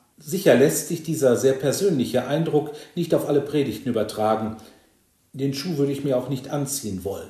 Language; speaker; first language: German; native; German